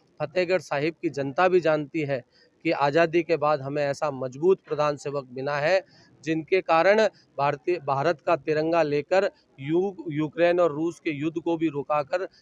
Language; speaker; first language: Hindi; native; Hindi